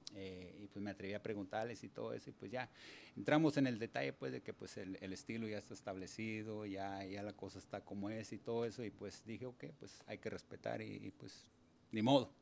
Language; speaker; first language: Spanish; early bilingual, heritage; Spanish